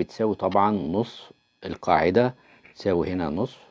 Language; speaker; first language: Arabic; native; Arabic